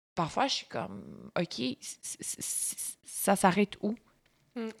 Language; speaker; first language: French; early bilingual, other home language; Bulgarian